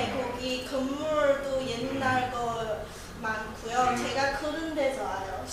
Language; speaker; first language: Korean; non-native, learner; Chinese